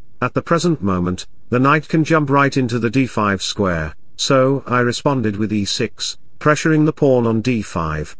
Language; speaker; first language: English; non-native, local second language; Hindi